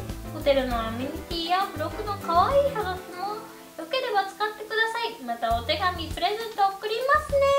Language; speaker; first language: Japanese; native; Japanese